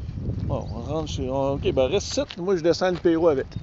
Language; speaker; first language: French; native; French